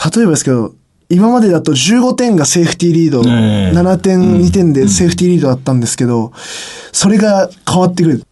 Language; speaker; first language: Japanese; native; Japanese